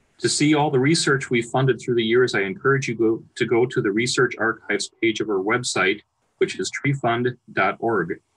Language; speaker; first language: English; native; English